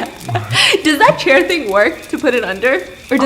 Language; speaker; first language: English; native; English